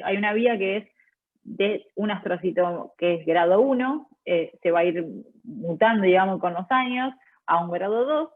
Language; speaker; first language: Spanish; native; Spanish